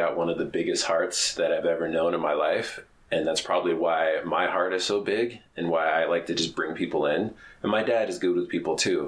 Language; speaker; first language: English; native; English